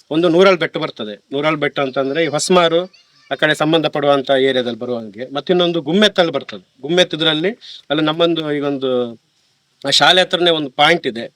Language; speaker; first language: Kannada; native; Kannada